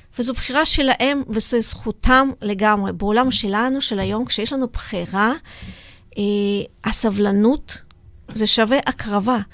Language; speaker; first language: Hebrew; non-native, fluent; Russian